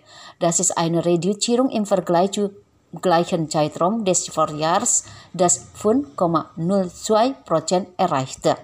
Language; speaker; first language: German; non-native, fluent; Indonesian